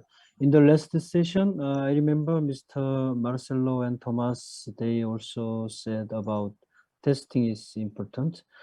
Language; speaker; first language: English; non-native, learner; Korean